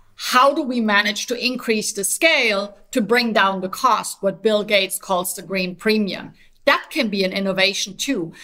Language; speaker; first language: English; non-native, fluent; German